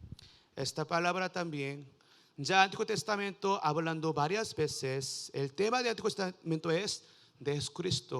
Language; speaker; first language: Spanish; non-native, learner; Korean